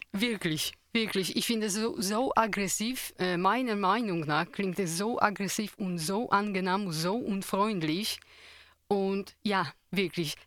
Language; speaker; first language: German; non-native, fluent; Polish